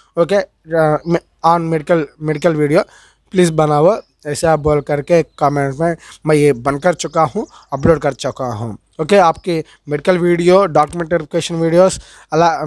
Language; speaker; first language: Hindi; non-native, local second language; Telugu